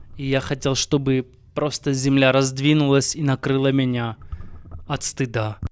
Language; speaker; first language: Russian; non-native, local second language; Armenian